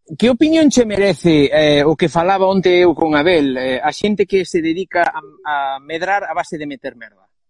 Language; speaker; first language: Galician; non-native, local second language; Spanish